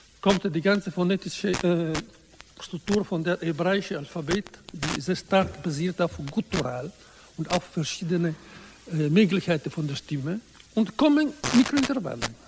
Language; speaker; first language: German; non-native, learner; Italian